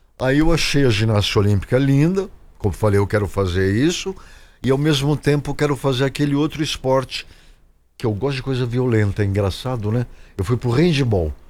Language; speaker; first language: Portuguese; native; Portuguese